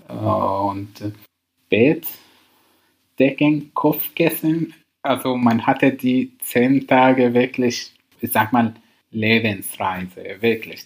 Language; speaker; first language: German; non-native, learner; Arabic